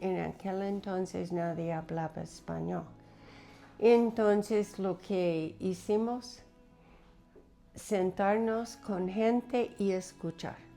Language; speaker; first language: Spanish; non-native, fluent; English